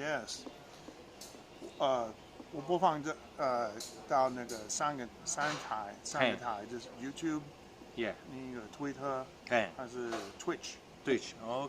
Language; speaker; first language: Chinese; non-native, learner; English